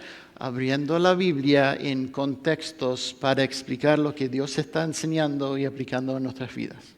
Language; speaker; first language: Spanish; non-native, fluent; English